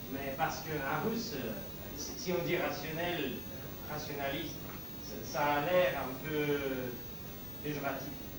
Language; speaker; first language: French; non-native, fluent; Russian